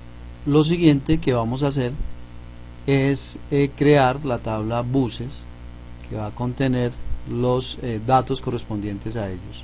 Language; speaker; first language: Spanish; native; Spanish